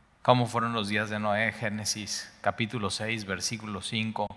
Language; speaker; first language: Spanish; native; Spanish